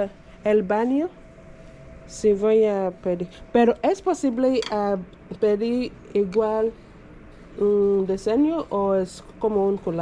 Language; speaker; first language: Spanish; non-native, learner; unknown